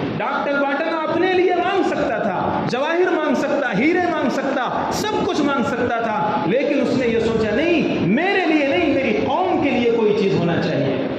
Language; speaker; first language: Urdu; native; Urdu